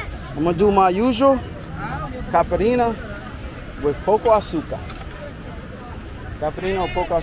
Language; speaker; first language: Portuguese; non-native, learner; English